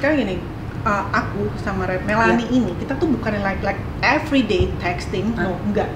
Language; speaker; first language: Indonesian; native; Indonesian